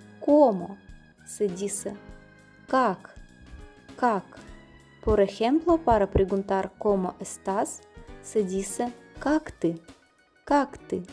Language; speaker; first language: Spanish; non-native, fluent; Russian